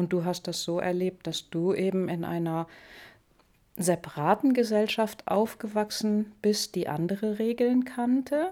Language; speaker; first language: German; native; German